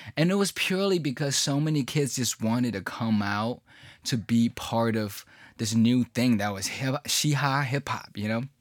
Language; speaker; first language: English; early bilingual, other home language; Chinese